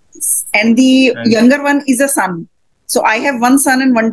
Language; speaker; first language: English; non-native, local second language; Hindi